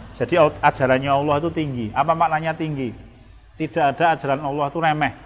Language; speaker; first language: Indonesian; non-native, local second language; Javanese